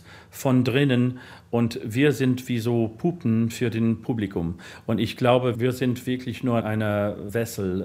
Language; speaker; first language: German; non-native, fluent; English